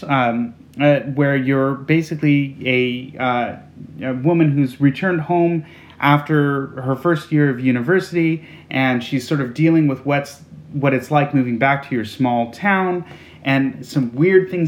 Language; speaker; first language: English; native; English